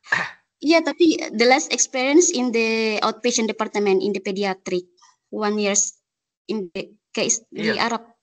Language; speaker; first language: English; non-native, learner; Indonesian